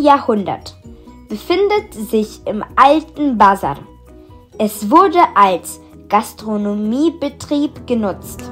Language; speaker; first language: German; non-native, fluent; Macedonian